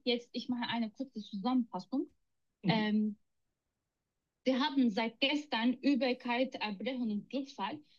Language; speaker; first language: German; non-native, learner; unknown